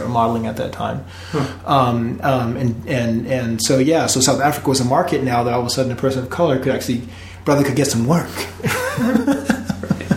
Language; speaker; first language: English; native; English